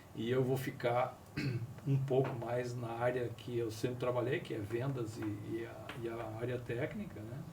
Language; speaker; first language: Portuguese; native; Portuguese